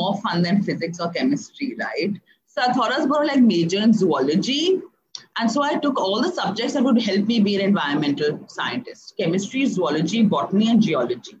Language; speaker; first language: English; non-native, local second language; Hindi